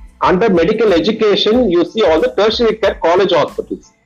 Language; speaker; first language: English; non-native, local second language; Tamil